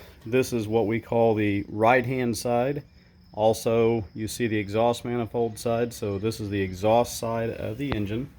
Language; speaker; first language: English; native; English